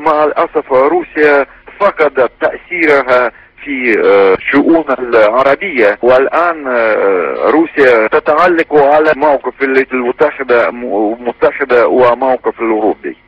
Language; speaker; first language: Arabic; non-native, fluent; Russian